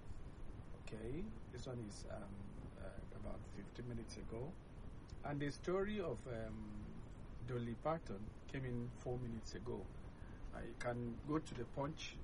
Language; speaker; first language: English; non-native, local second language; Yoruba